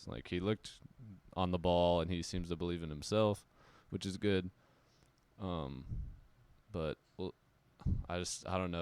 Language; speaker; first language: English; native; English